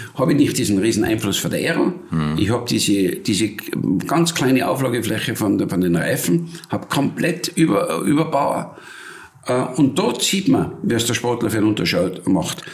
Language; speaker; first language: German; native; German